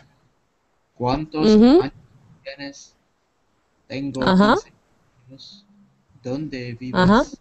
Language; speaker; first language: Spanish; non-native, learner; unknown